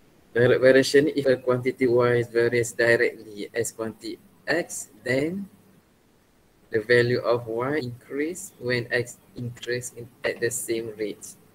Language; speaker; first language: English; non-native, local second language; Malay